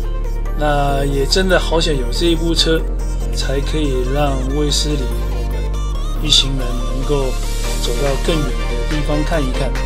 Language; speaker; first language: Chinese; native; Chinese